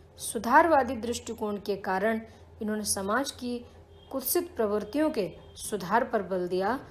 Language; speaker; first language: Hindi; native; Hindi